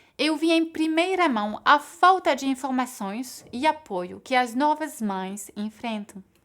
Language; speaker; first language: Portuguese; non-native, fluent; French